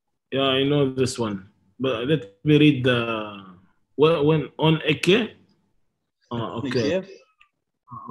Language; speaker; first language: English; non-native, learner; Arabic